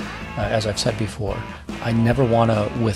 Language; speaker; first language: English; native; English